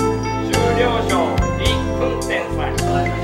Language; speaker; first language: Japanese; native; Japanese